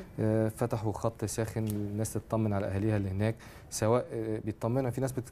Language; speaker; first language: Arabic; native; Arabic